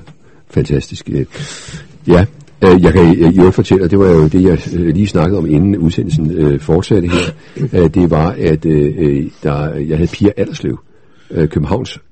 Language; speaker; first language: Danish; native; Danish